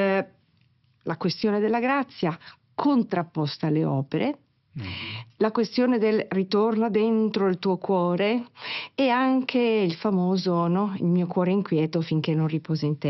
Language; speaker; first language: Italian; native; Italian